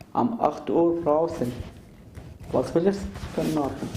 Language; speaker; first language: German; non-native, fluent; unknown